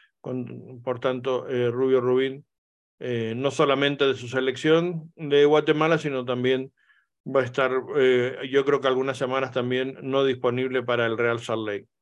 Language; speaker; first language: Spanish; native; Spanish